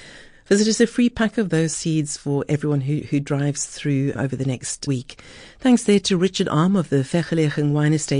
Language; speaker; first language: English; native; English